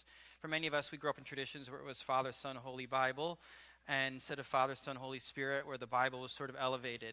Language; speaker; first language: English; native; English